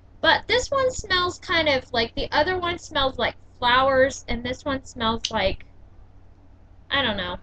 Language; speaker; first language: English; native; English